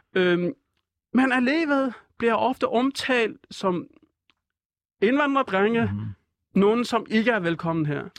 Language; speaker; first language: Danish; non-native, fluent; Persian